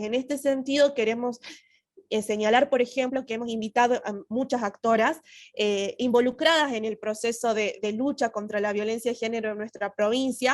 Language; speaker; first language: Spanish; native; Spanish